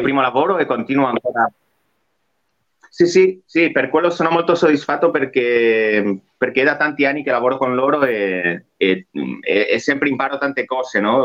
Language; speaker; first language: Italian; non-native, fluent; Spanish